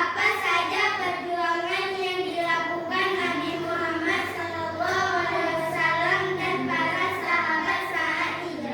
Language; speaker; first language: Indonesian; native; Indonesian